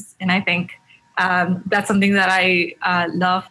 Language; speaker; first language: English; non-native, local second language; Tamil